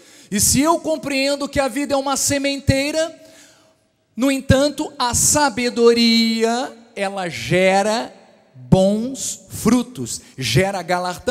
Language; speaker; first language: Portuguese; native; Portuguese